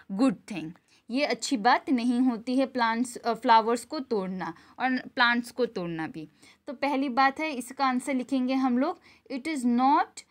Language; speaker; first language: Hindi; non-native, local second language; Gujarati